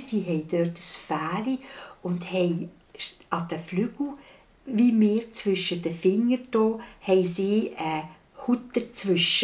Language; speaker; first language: German; native; German